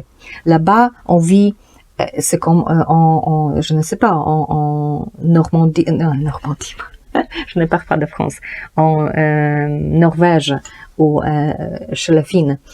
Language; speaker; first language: French; non-native, learner; Polish